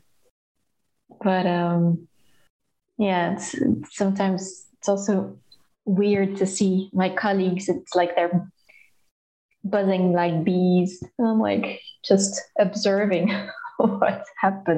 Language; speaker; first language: English; non-native, fluent; Dutch